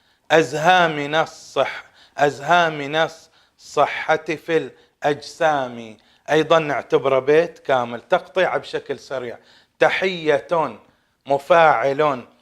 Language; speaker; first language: Arabic; native; Arabic